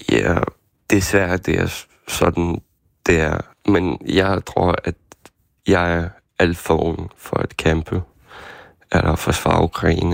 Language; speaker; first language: Danish; non-native, fluent; Ukrainian